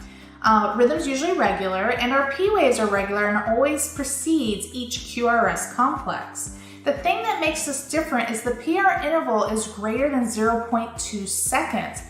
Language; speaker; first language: English; native; English